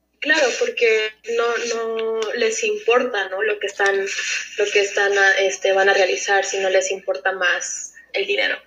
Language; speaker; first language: Spanish; early bilingual, heritage; Spanish